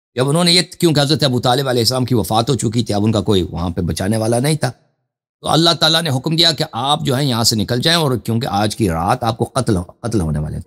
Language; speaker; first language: Urdu; non-native, fluent; Persian